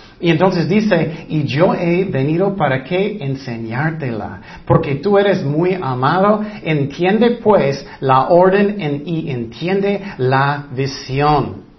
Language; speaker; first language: Spanish; non-native, fluent; English